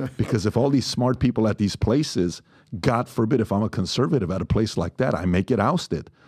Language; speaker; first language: English; non-native, fluent; Persian